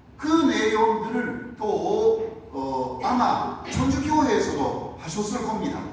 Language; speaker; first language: Korean; non-native, fluent; Japanese